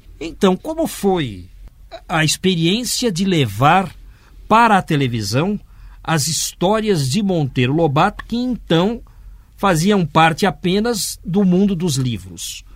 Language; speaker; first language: Portuguese; native; Portuguese